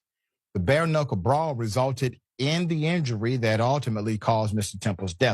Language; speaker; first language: English; native; English